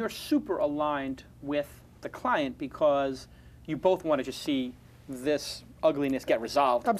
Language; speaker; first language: English; native; English